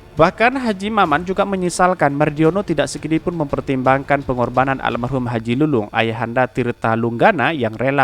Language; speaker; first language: Indonesian; native; Indonesian